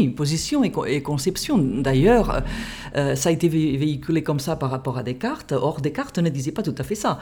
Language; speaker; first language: French; non-native, fluent; Catalan